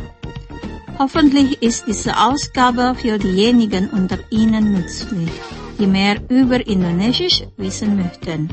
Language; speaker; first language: German; non-native, fluent; Indonesian